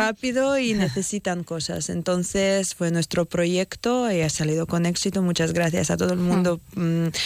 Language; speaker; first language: Spanish; non-native, fluent; Ukrainian